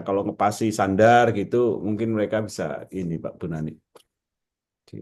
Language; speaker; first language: Indonesian; native; Indonesian